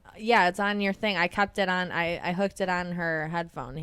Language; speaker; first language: English; native; English